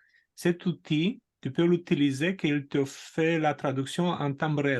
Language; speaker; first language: French; non-native, fluent; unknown